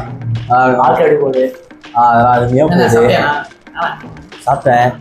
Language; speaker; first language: Tamil; native; Tamil